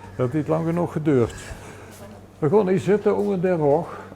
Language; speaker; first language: Dutch; native; Dutch